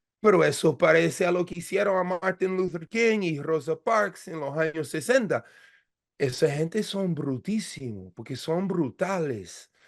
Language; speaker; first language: Spanish; non-native, fluent; English